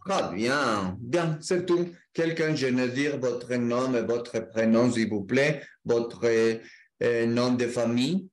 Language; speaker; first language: French; non-native, learner; Spanish